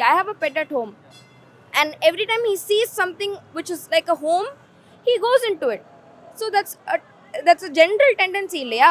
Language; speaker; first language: English; non-native, local second language; Tamil